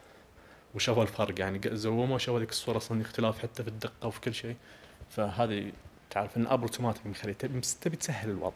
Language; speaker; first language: Arabic; native; Arabic